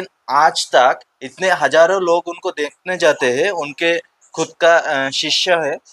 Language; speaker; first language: Hindi; non-native, local second language; Bangla